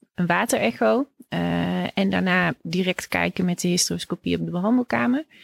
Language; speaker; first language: Dutch; native; Dutch